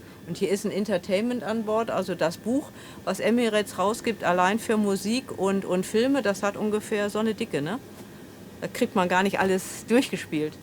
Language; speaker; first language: German; native; German